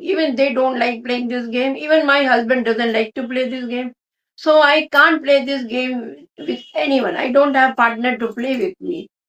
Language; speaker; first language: English; non-native, local second language; Hindi